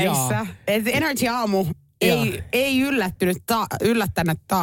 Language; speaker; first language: Finnish; native; Finnish